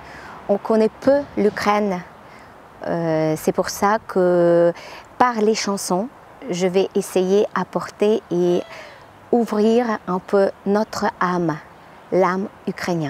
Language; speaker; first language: French; non-native, fluent; Ukrainian